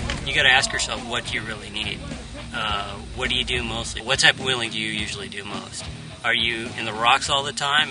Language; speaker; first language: English; native; English